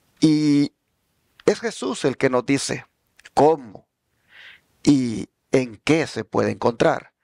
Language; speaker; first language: Spanish; native; Spanish